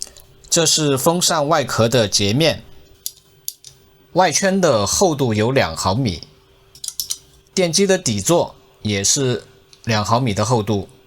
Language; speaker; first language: Chinese; native; Chinese